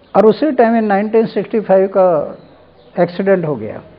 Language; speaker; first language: Hindi; non-native, local second language; Marathi